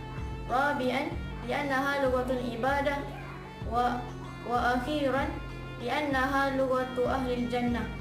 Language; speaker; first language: Arabic; non-native, learner; Malay